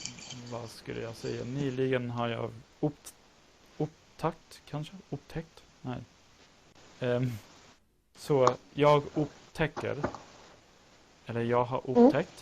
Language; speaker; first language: Swedish; non-native, learner; English